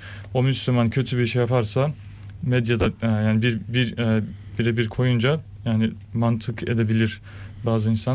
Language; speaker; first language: Turkish; early bilingual, heritage; Turkish